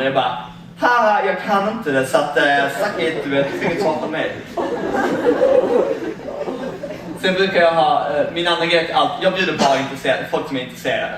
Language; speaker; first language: Swedish; native; Swedish